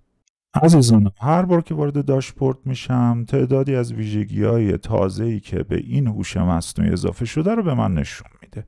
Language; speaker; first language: Persian; native; Persian